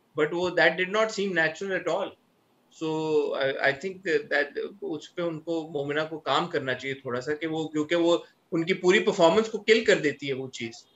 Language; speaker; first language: Urdu; non-native, local second language; Punjabi